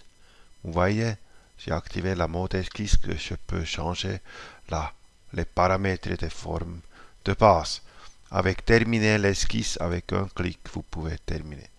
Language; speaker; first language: French; non-native, local second language; German